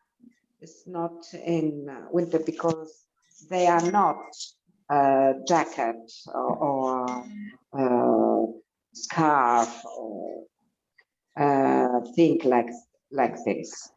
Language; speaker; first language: English; non-native, learner; Italian